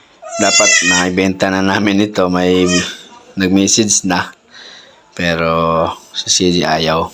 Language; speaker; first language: Filipino; non-native, local second language; Cebuano